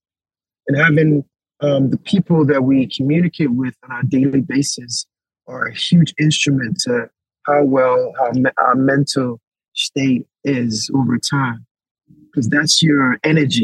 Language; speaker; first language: English; non-native, local second language; Yoruba